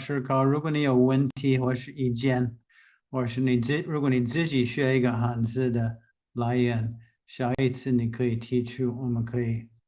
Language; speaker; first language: Chinese; non-native, fluent; English